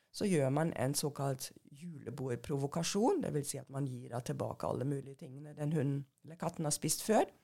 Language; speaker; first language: Norwegian; non-native, fluent; German